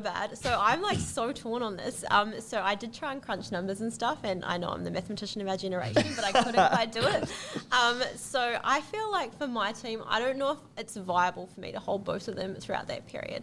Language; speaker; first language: English; native; English